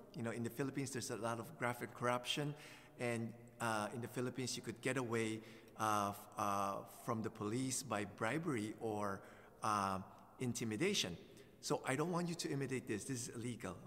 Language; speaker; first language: English; non-native, local second language; Filipino